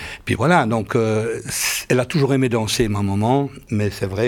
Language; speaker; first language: French; native; French